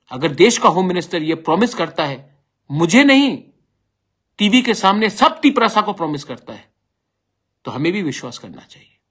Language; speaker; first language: Hindi; non-native, local second language; Bangla